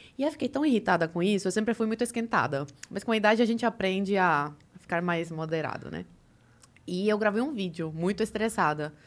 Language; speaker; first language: Portuguese; early bilingual, other home language; Spanish